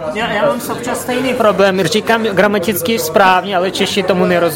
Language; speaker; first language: Czech; non-native, fluent; Russian